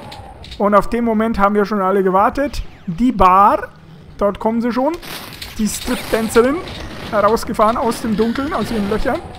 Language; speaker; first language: German; native; German